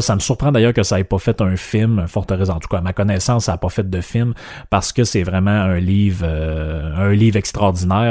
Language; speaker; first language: French; native; French